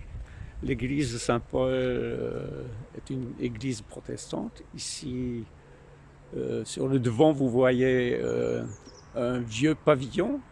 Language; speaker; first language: French; non-native, learner; German